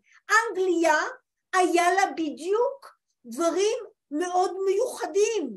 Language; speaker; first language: Hebrew; non-native, fluent; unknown